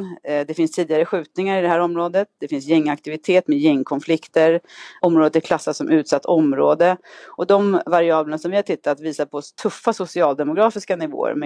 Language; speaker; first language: Swedish; native; Swedish